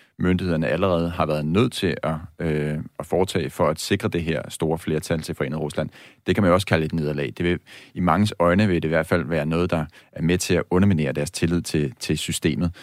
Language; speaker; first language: Danish; native; Danish